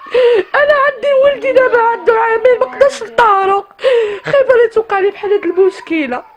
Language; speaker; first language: Arabic; native; Arabic